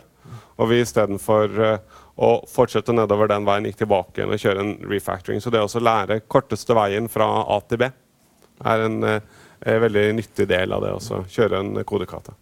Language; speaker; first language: Norwegian; native; Norwegian